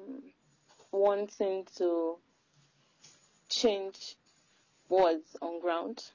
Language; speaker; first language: English; non-native, local second language; Yoruba